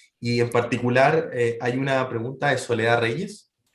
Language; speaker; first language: Spanish; native; Spanish